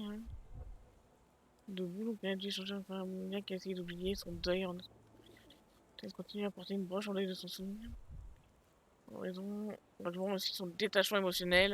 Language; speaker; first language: French; native; French